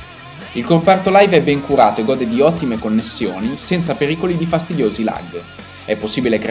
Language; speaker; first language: Italian; native; Italian